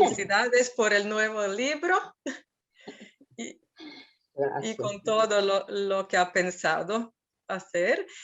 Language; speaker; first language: Spanish; non-native, fluent; Serbian